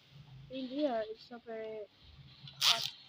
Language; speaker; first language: English; non-native, learner; Indonesian